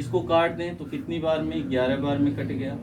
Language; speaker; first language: Hindi; native; Hindi